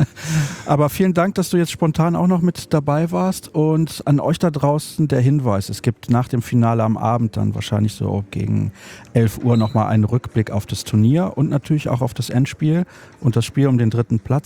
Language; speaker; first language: German; native; German